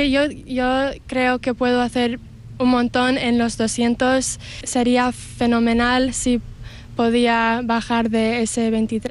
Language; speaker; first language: Spanish; early bilingual, heritage; English